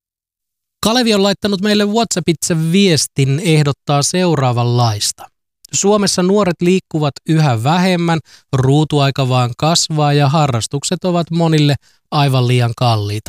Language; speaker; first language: Finnish; native; Finnish